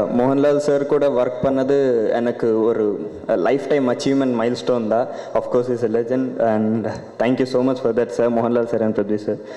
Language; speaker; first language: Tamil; non-native, learner; Malayalam